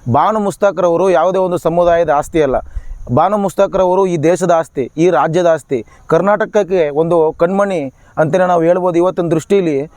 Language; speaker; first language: Kannada; native; Kannada